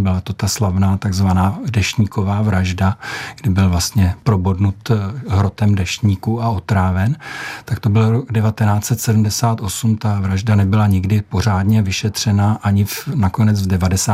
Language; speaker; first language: Czech; native; Czech